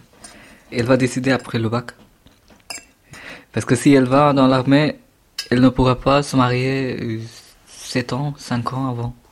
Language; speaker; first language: French; non-native, fluent; Bangla